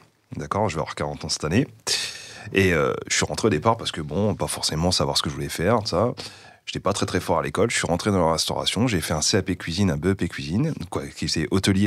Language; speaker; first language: French; native; French